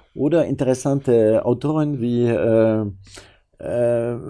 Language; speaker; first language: German; non-native, fluent; French